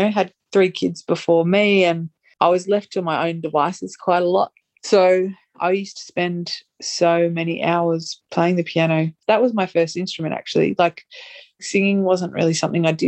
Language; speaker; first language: English; native; English